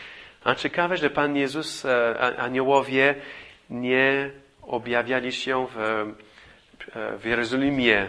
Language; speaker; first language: Polish; non-native, fluent; English